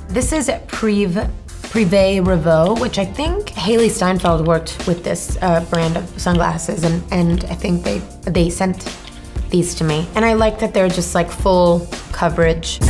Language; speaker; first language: English; native; English